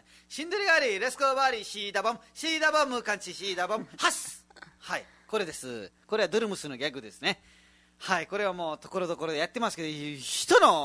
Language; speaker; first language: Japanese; non-native, fluent; Nepali